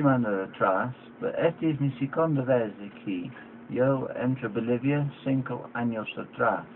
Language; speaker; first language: Spanish; non-native, learner; English